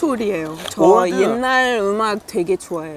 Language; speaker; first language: Korean; non-native, fluent; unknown